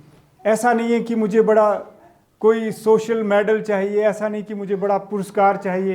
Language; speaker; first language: Hindi; native; Hindi